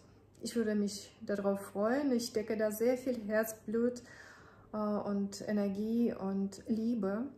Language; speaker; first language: German; non-native, fluent; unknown